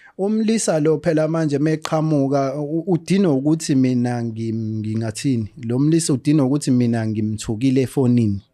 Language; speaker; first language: Zulu; native; Zulu